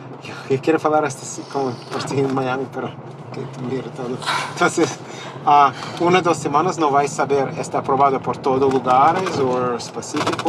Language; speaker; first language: Portuguese; non-native, learner; Spanish